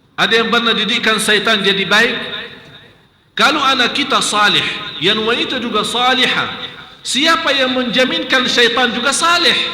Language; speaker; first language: Malay; non-native, fluent; Arabic